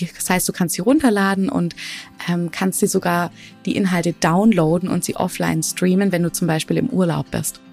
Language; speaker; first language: German; native; German